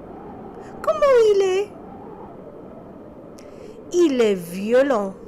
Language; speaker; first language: French; non-native, local second language; Arabic